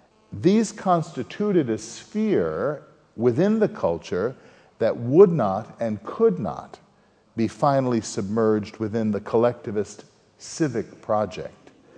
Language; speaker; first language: English; native; English